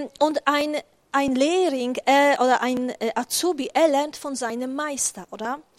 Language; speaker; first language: German; non-native, fluent; Polish